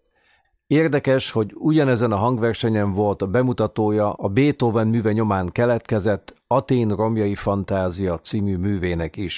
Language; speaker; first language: Hungarian; native; Hungarian